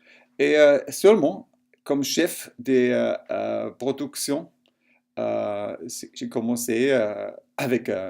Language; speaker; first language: French; non-native, fluent; German